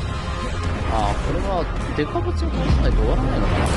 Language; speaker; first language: Japanese; native; Japanese